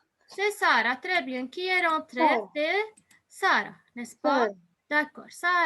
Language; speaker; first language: French; non-native, fluent; Arabic